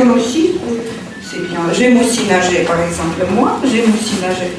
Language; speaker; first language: French; non-native, fluent; Russian